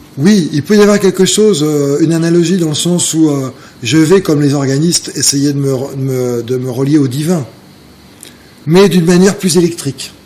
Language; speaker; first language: French; native; French